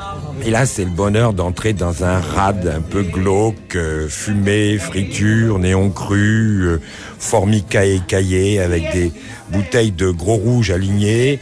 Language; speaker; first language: French; native; French